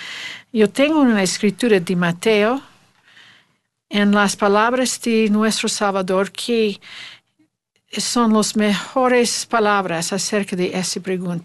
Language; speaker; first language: Spanish; non-native, learner; English